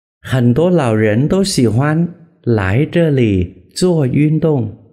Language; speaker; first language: Chinese; non-native, fluent; Vietnamese